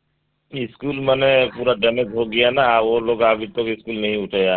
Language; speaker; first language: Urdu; non-native, local second language; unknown